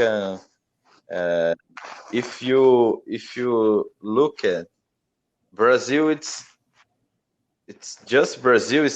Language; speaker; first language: English; non-native, learner; Portuguese